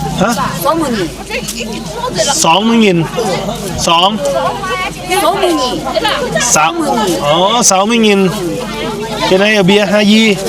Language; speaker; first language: Vietnamese; non-native, learner; Thai